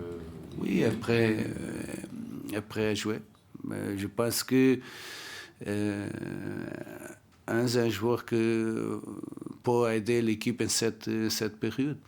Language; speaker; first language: French; non-native, learner; Portuguese